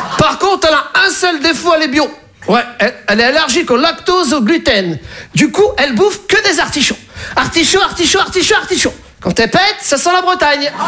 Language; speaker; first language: French; early bilingual, other home language; Arabic